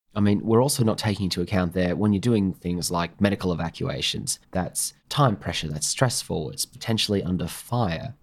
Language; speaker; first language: English; native; English